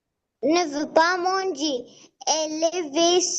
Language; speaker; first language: French; non-native, learner; Arabic